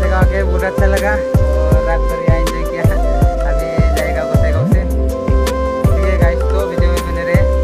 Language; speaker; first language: Hindi; non-native, local second language; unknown